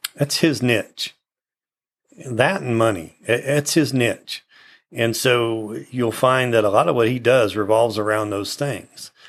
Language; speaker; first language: English; native; English